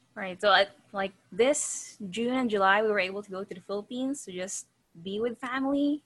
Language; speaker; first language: English; non-native, local second language; Filipino